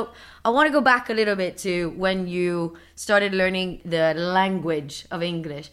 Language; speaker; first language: English; early bilingual, other home language; Spanish